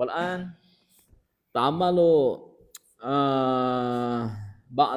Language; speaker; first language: Arabic; non-native, fluent; Sundanese